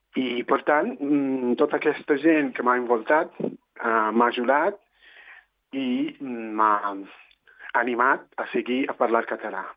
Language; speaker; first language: Catalan; non-native, fluent; Wolof